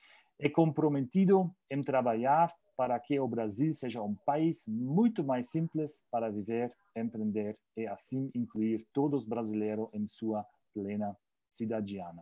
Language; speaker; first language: Portuguese; non-native, learner; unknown